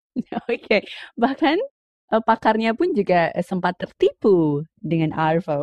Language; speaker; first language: Indonesian; native; Indonesian